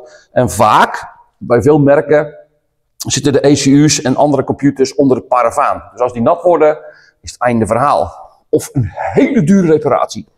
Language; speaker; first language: Dutch; native; Dutch